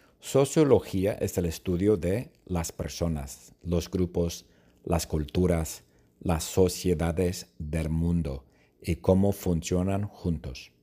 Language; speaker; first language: Spanish; non-native, fluent; English